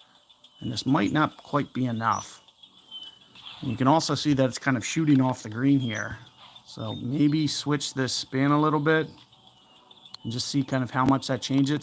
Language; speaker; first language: English; native; English